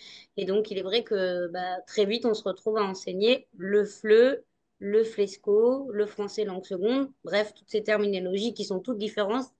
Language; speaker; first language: French; native; French